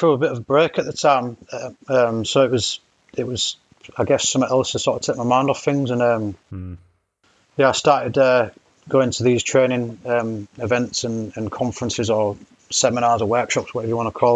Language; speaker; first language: English; native; English